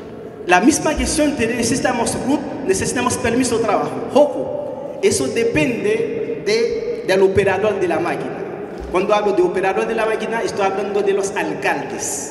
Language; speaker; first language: Spanish; non-native, fluent; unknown